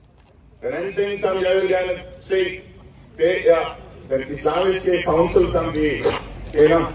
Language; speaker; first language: Danish; non-native, fluent; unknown